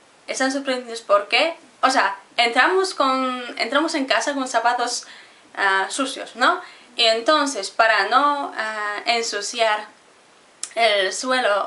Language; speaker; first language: Spanish; non-native, fluent; Polish